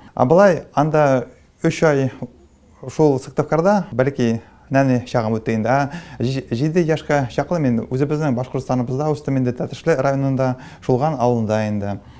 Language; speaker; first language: Tatar; non-native, local second language; Russian